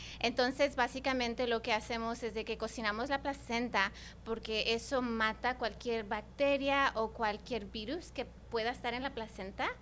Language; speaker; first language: Spanish; early bilingual, heritage; Spanish